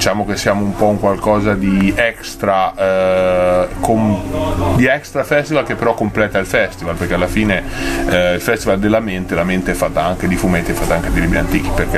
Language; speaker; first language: Italian; native; Italian